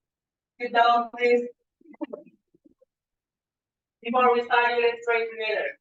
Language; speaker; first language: English; non-native, learner; Indonesian